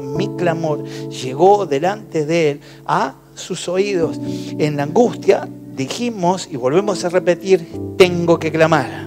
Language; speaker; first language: Spanish; native; Spanish